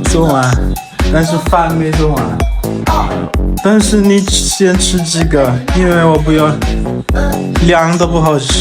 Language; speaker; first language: Chinese; non-native, learner; English